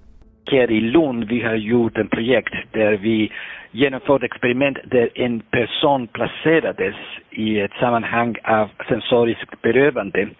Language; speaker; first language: Swedish; non-native, fluent; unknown